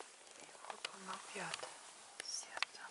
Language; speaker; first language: Russian; non-native, learner; German